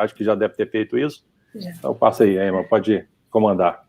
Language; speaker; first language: Portuguese; native; Portuguese